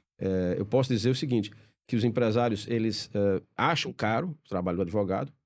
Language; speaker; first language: Portuguese; native; Portuguese